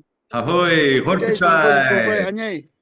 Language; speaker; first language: Spanish; non-native, learner; English